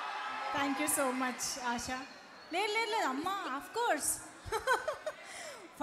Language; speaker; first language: Telugu; native; Telugu